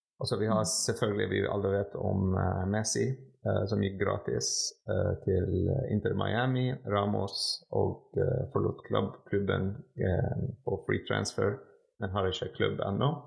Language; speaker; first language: Norwegian; non-native, fluent; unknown